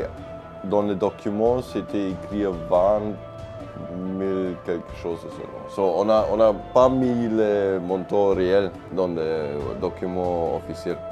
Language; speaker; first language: French; non-native, learner; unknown